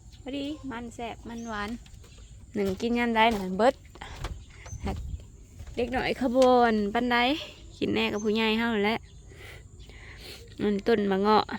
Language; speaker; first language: Thai; non-native, local second language; Northeastern Thai